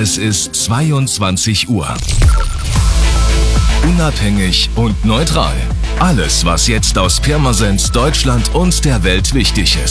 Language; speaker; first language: German; native; German